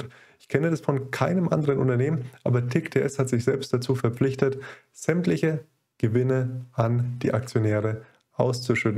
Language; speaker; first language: German; native; German